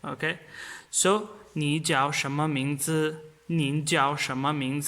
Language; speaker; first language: Chinese; non-native, fluent; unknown